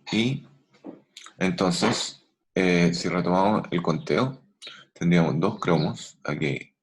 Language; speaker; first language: Spanish; native; Spanish